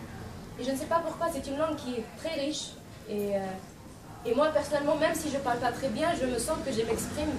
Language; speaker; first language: French; non-native, fluent; Arabic